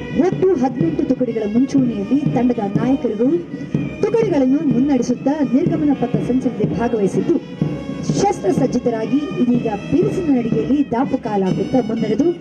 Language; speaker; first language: Kannada; native; Kannada